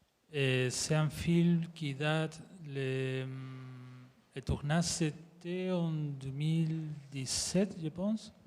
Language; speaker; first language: French; non-native, fluent; Spanish